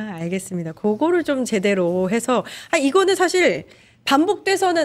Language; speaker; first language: Korean; native; Korean